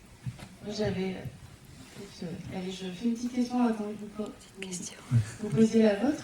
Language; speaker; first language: French; native; French